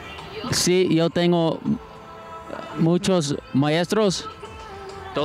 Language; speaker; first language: Spanish; non-native, learner; English